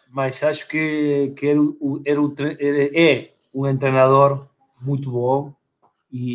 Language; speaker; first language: Portuguese; non-native, fluent; Spanish